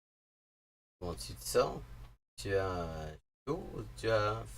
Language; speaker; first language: French; non-native, learner; English